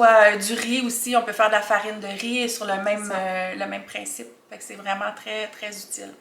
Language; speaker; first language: French; native; French